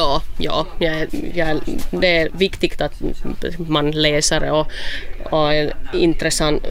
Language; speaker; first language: Swedish; non-native, local second language; Finnish